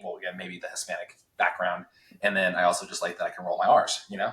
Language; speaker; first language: English; native; English